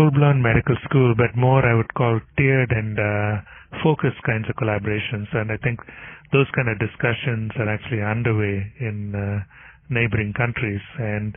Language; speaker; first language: English; non-native, local second language; Tamil